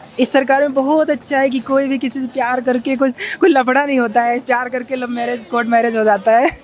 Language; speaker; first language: Hindi; native; Hindi